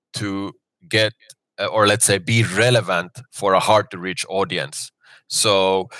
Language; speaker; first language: English; non-native, fluent; Finnish